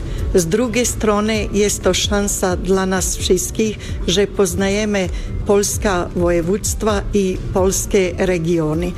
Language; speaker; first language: Polish; non-native, fluent; Bosnian